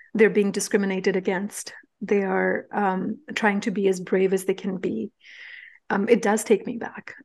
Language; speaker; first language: English; non-native, local second language; Punjabi